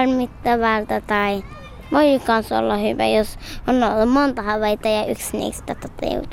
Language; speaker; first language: Finnish; early bilingual, heritage; Finnish